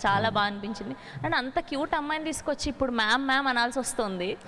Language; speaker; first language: Telugu; native; Telugu